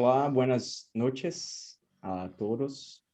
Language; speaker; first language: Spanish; non-native, learner; Portuguese